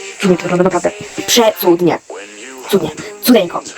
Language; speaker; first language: Polish; native; Polish